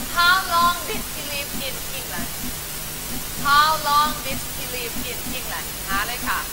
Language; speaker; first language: English; non-native, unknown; Thai